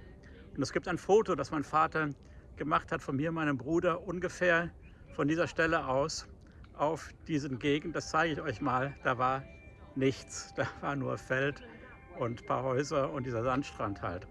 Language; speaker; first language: German; native; German